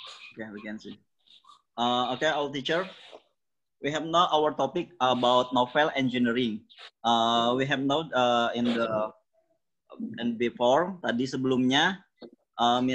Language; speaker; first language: English; non-native, learner; Indonesian